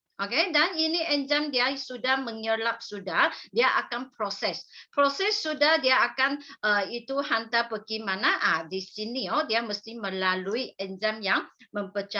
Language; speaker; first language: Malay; non-native, local second language; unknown